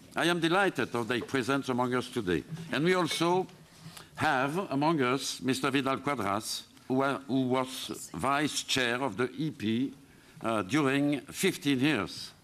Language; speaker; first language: English; non-native, fluent; French